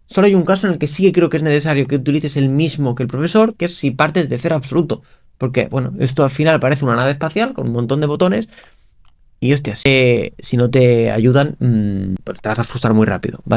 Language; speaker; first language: Spanish; native; Spanish